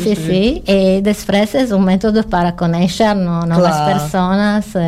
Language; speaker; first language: Catalan; non-native, learner; Italian